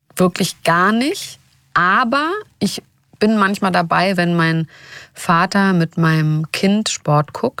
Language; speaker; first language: German; native; German